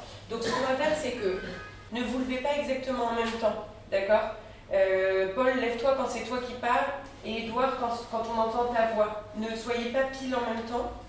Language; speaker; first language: French; native; French